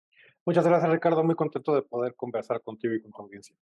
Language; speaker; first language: Spanish; native; Spanish